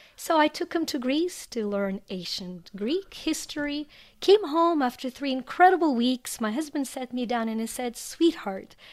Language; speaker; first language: English; non-native, fluent; Ukrainian